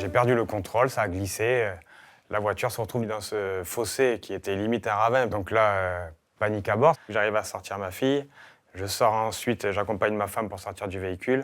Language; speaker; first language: French; native; French